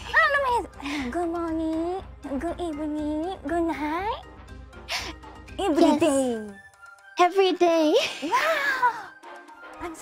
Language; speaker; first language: English; non-native, learner; Japanese